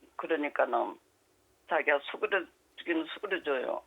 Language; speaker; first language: Korean; native; Korean